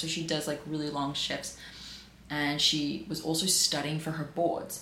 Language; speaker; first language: English; native; English